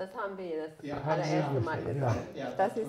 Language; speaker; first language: German; non-native, local second language; Luxembourgish